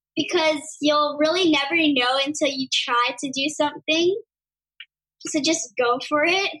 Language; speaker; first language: English; native; English